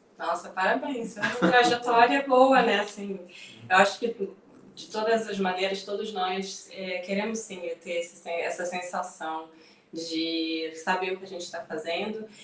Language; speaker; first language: Portuguese; native; Portuguese